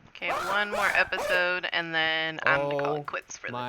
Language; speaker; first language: English; native; English